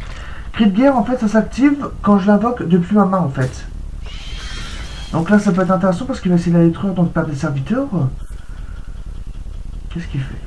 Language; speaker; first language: French; native; French